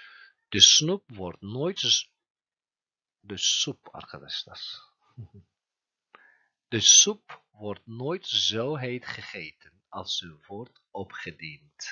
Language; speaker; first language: Dutch; non-native, fluent; Turkish